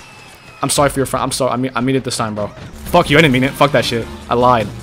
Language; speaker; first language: English; native; English